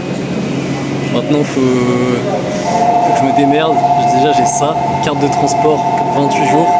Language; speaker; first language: French; native; French